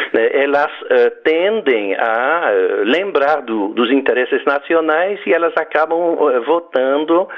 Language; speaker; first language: Portuguese; non-native, fluent; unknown